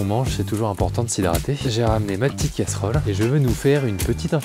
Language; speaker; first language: French; native; French